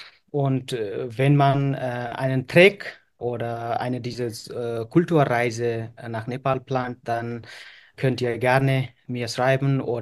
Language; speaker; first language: German; non-native, fluent; Nepali